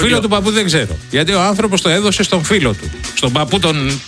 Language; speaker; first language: Greek; native; Greek